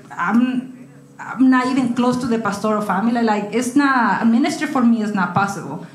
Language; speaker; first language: English; non-native, learner; Spanish